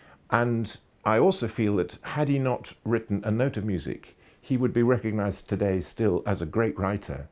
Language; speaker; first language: English; native; English